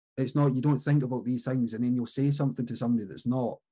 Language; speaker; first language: English; native; English